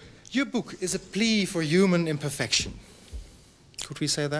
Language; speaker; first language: English; non-native, fluent; Dutch